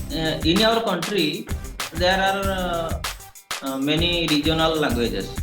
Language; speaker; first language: English; non-native, learner; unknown